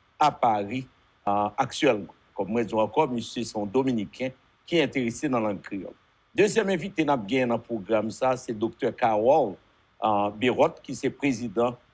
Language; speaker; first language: Haitian Creole; native; Haitian Creole